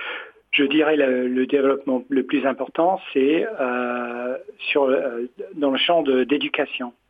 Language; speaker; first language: French; non-native, fluent; English